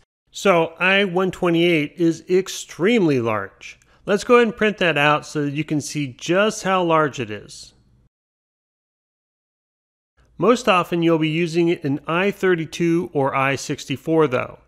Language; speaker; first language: English; native; English